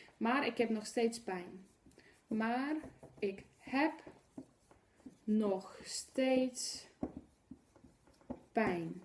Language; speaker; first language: Dutch; non-native, fluent; Polish